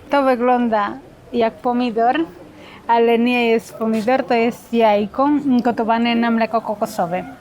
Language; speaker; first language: Polish; non-native, fluent; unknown